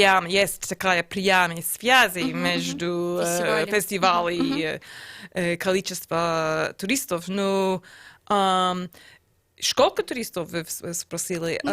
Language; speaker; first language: Russian; non-native, learner; English